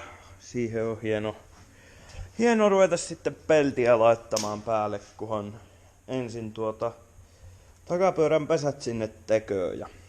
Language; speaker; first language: Finnish; native; Finnish